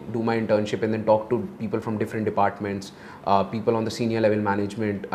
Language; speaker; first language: English; non-native, local second language; Hindi